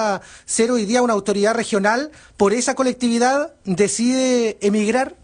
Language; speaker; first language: Spanish; native; Spanish